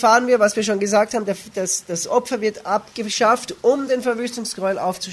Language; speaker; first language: German; native; German